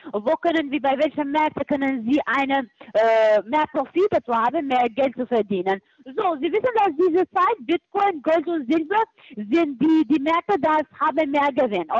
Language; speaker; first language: German; non-native, fluent; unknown